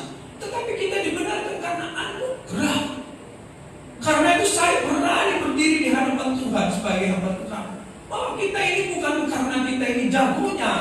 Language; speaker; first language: Indonesian; native; Indonesian